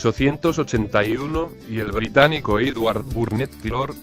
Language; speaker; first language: Spanish; native; Spanish